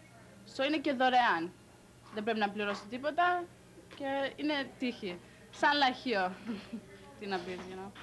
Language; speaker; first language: Greek; early bilingual, heritage; Greek